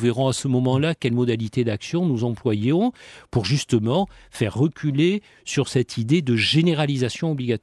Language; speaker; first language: French; native; French